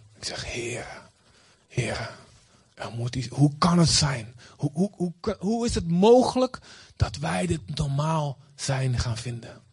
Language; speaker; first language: Dutch; native; Dutch